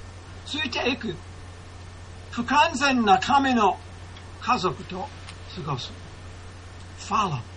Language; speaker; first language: Japanese; non-native, fluent; English